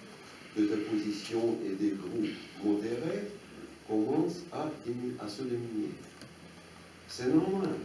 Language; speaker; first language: French; non-native, fluent; Russian